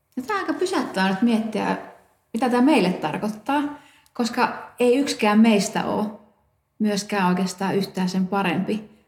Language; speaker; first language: Finnish; native; Finnish